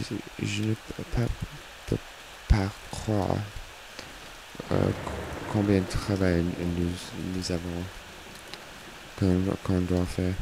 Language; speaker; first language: French; non-native, learner; English